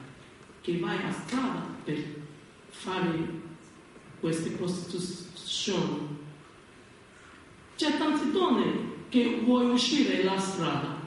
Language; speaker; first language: Italian; non-native, learner; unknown